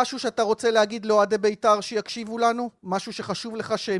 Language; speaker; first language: Hebrew; native; Hebrew